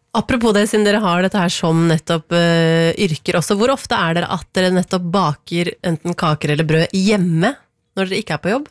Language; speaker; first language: Norwegian; native; Norwegian